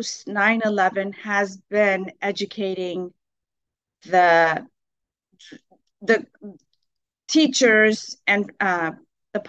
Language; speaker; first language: English; native; English